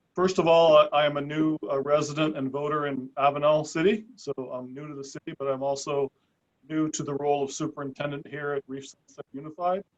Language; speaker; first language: English; early bilingual, other home language; Spanish